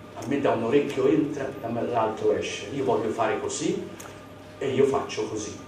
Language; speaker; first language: Italian; native; Italian